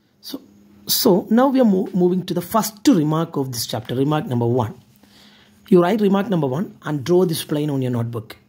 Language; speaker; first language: English; non-native, local second language; Malayalam